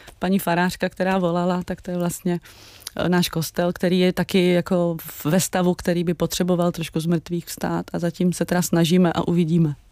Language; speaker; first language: Czech; native; Czech